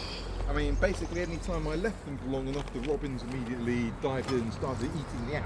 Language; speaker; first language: English; native; English